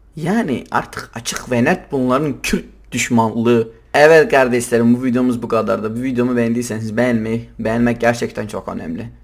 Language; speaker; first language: Turkish; non-native, local second language; Kurdish